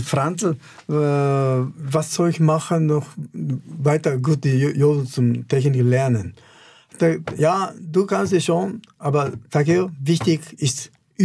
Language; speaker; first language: German; non-native, fluent; Japanese